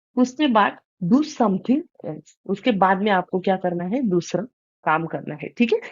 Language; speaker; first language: Hindi; non-native, local second language; Marathi